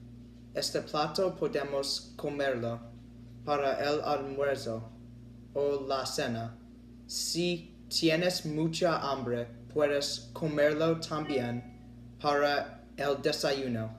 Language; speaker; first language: Spanish; non-native, learner; English